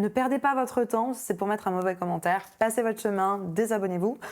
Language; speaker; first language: French; native; French